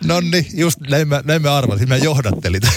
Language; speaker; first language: Finnish; native; Finnish